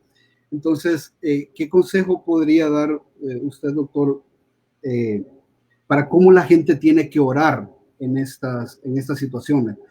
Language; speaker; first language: Spanish; native; Spanish